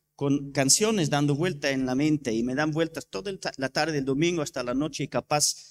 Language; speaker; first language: Spanish; non-native, fluent; English